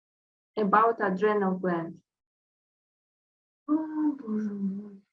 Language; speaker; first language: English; non-native, fluent; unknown